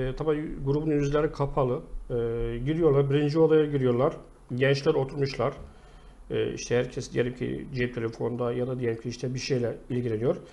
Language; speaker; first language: Turkish; non-native, fluent; Arabic